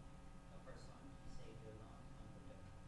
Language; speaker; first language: French; non-native, learner; English